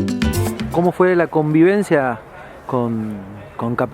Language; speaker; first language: Spanish; native; Spanish